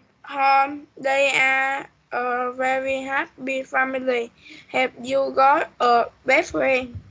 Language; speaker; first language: English; non-native, learner; Vietnamese